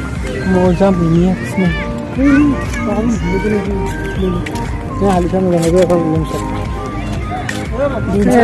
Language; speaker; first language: Hindi; non-native, local second language; Assamese